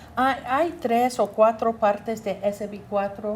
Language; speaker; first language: Spanish; non-native, learner; English